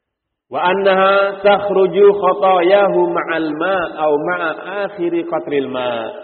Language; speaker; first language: Arabic; non-native, fluent; Indonesian